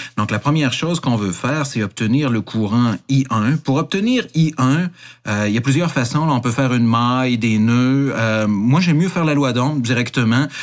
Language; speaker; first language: French; native; French